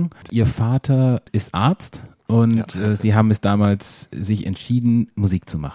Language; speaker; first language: German; native; German